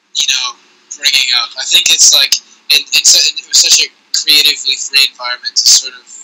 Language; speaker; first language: English; native; English